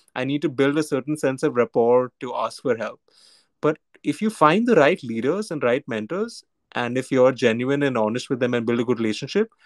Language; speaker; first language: English; non-native, local second language; Hindi